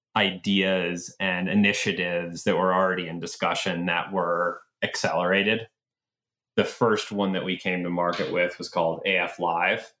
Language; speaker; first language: English; native; English